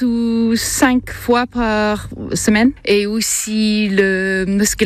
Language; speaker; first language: French; non-native, fluent; English